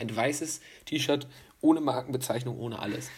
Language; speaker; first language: German; native; German